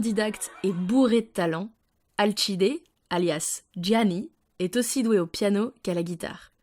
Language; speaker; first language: French; native; French